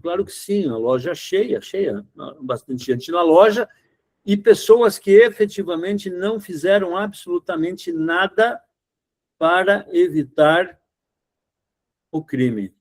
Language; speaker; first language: Portuguese; native; Portuguese